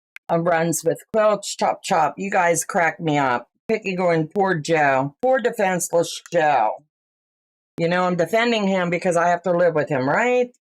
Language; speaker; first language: English; native; English